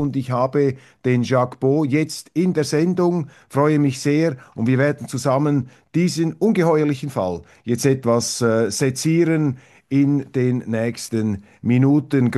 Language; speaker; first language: German; native; German